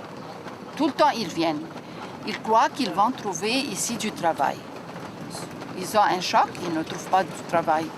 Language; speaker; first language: French; non-native, learner; Arabic